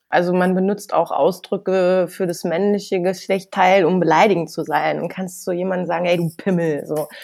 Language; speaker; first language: German; native; German